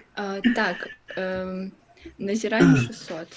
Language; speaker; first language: Belarusian; non-native, local second language; Russian